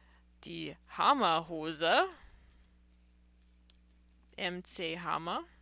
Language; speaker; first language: German; non-native, fluent; English